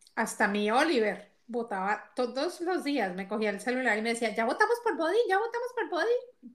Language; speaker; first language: Spanish; native; Spanish